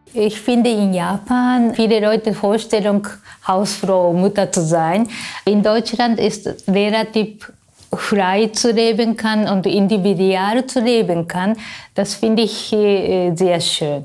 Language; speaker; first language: German; non-native, fluent; Japanese